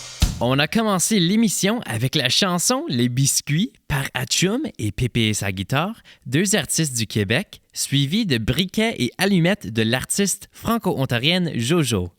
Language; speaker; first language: French; native; French